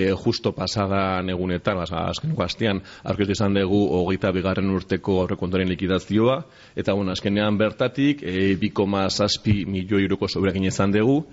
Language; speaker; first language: Basque; non-native, local second language; Spanish